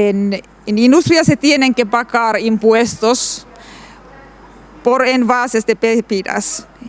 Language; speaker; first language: Spanish; non-native, learner; Finnish